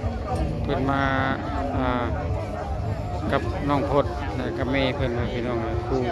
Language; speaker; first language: Thai; non-native, local second language; Lao